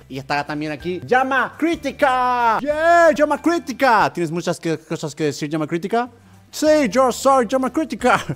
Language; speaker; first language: Spanish; non-native, learner; English